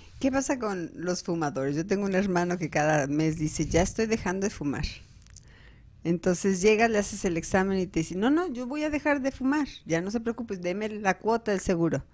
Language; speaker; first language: Spanish; native; Spanish